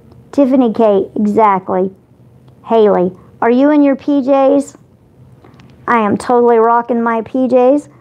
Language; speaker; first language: English; native; English